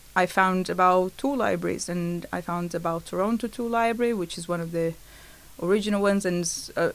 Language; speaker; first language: English; non-native, fluent; Portuguese